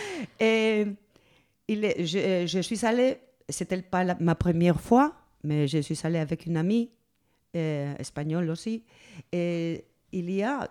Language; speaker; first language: French; non-native, fluent; Spanish